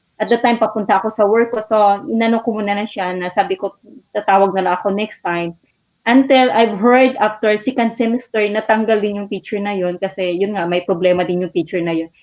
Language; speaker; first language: Filipino; non-native, local second language; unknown